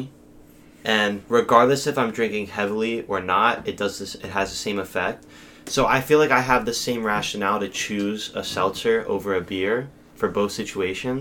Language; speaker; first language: English; native; English